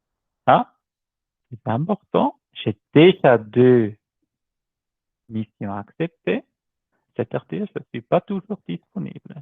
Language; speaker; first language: French; non-native, learner; German